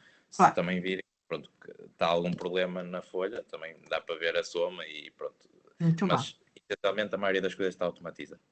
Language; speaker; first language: Portuguese; native; Portuguese